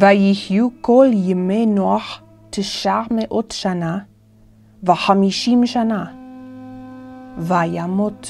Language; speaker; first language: Hebrew; non-native, fluent; English